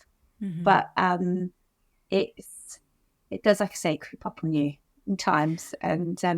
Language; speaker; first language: English; native; English